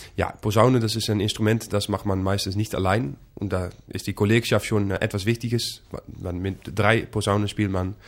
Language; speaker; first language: German; non-native, fluent; Dutch